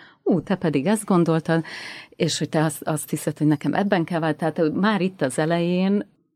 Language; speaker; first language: Hungarian; native; Hungarian